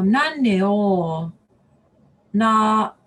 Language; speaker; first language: Japanese; non-native, learner; English